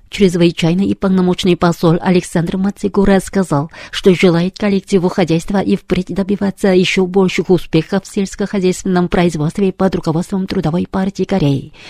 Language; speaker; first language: Russian; non-native, fluent; Korean